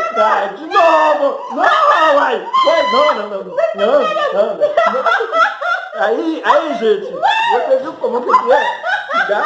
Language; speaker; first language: Portuguese; non-native, fluent; Haitian Creole